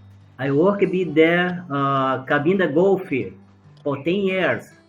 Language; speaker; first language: English; non-native, learner; Portuguese